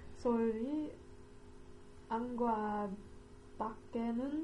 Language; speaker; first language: Korean; non-native, learner; English